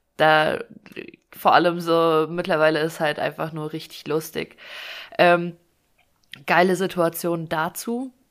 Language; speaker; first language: German; early bilingual, other home language; Russian